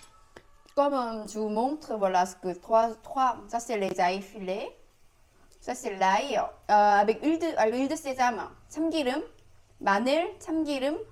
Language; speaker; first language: French; non-native, learner; Korean